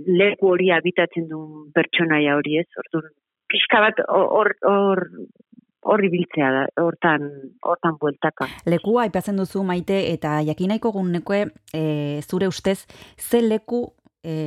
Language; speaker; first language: Basque; native; Basque